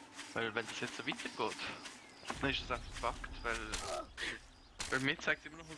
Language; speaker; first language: German; native; German